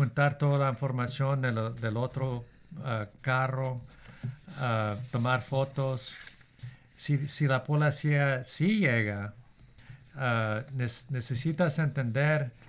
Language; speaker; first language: Spanish; early bilingual, heritage; Spanish